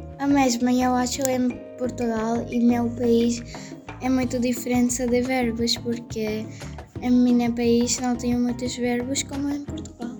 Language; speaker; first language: Portuguese; non-native, learner; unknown